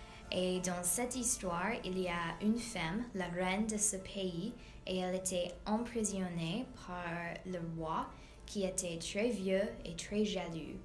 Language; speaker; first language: French; non-native, learner; English